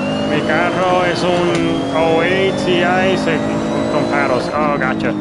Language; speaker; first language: Spanish; early bilingual, heritage; Spanish